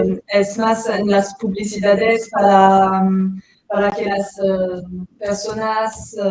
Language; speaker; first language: Spanish; non-native, learner; French